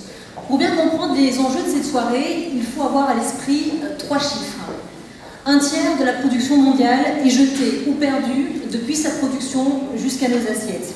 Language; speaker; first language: French; native; French